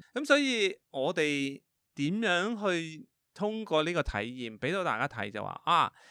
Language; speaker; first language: Cantonese; early bilingual, heritage; Cantonese